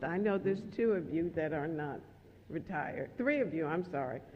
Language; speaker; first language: English; native; English